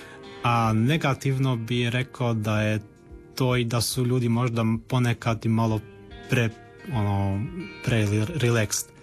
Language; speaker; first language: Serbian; early bilingual, heritage; Serbian